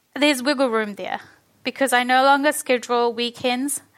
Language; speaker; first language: English; native; English